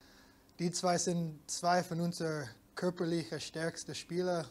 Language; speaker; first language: German; non-native, fluent; English